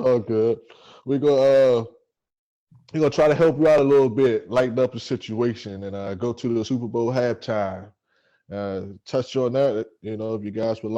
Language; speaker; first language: English; native; English